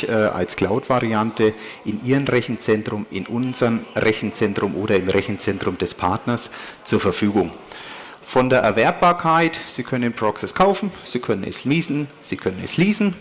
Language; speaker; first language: German; native; German